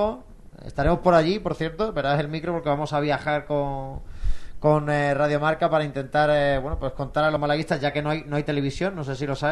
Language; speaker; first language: Spanish; native; Spanish